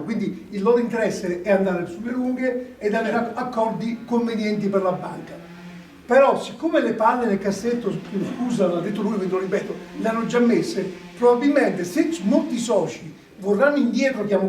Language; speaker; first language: Italian; native; Italian